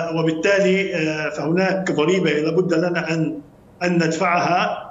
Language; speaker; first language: Arabic; native; Arabic